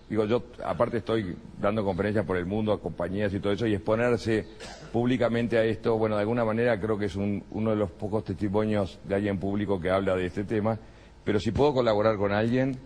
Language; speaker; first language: Spanish; native; Spanish